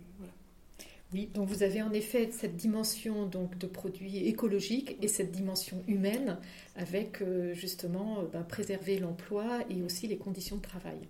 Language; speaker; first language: French; native; French